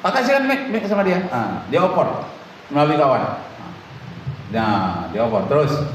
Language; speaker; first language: Indonesian; native; Indonesian